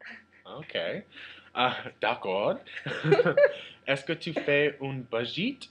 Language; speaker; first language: French; non-native, learner; English